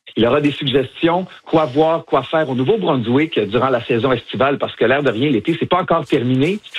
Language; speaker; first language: French; native; French